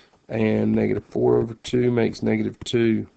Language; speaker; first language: English; native; English